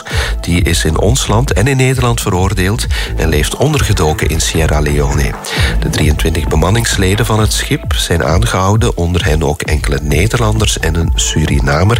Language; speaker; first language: Dutch; native; Dutch